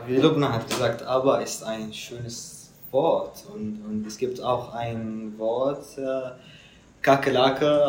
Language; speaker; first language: German; non-native, learner; Arabic